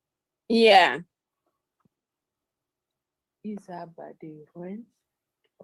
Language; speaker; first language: English; non-native, learner; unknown